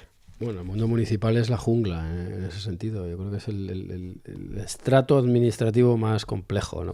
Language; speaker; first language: Spanish; native; Spanish